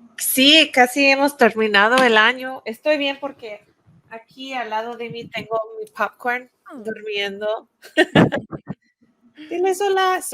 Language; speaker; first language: Spanish; non-native, fluent; English